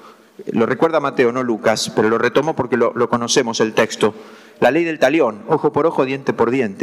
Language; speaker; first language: Spanish; native; Spanish